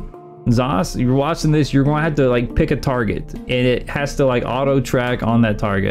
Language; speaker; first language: English; native; English